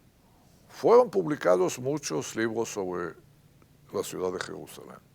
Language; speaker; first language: Spanish; non-native, fluent; Hebrew